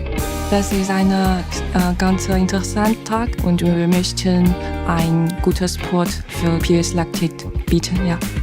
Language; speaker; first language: German; non-native, learner; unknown